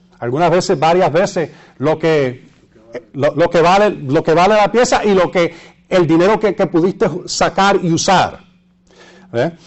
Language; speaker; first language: Spanish; early bilingual, heritage; Spanish